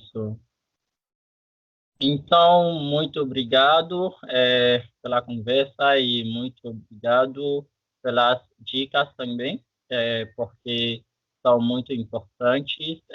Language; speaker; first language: Portuguese; non-native, fluent; French